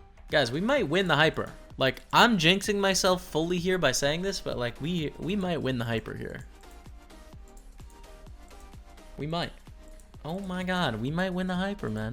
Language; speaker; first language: English; native; English